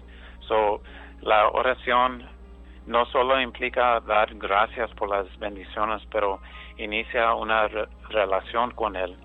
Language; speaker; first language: Spanish; early bilingual, heritage; English